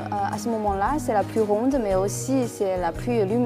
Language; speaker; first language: French; non-native, fluent; Chinese